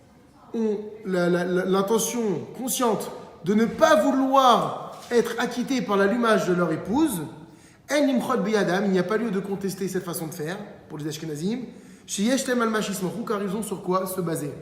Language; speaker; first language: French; native; French